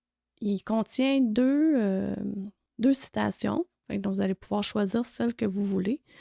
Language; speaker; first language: French; native; French